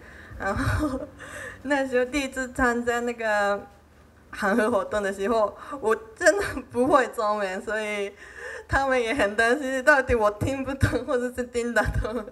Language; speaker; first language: Chinese; non-native, fluent; Japanese